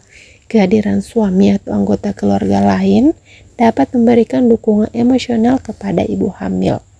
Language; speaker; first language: Indonesian; native; Indonesian